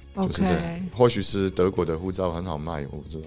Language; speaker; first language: Chinese; non-native, fluent; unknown